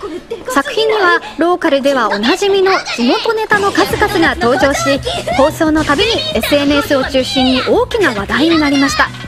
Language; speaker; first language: Japanese; native; Japanese